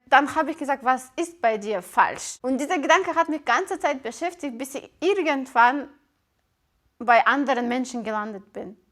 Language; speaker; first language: German; non-native, fluent; Kyrgyz